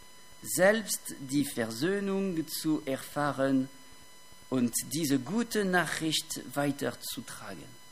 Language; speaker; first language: German; non-native, fluent; French